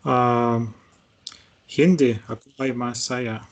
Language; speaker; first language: Filipino; non-native, learner; Russian